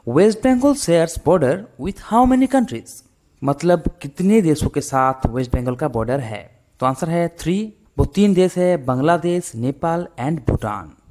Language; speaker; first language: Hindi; non-native, local second language; Bangla